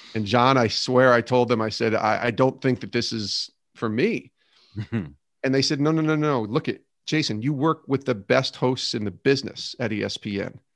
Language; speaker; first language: English; native; English